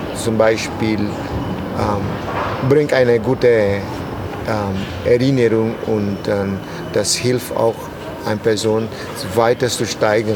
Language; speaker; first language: German; non-native, learner; Spanish